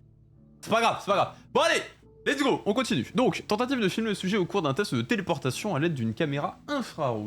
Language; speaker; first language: French; native; French